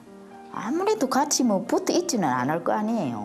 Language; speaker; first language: Korean; native; Korean